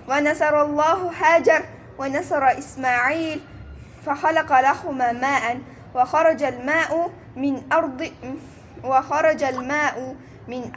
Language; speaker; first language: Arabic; non-native, fluent; Uzbek